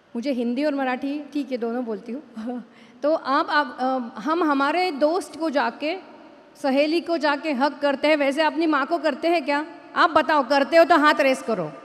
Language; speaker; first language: Hindi; non-native, local second language; Marathi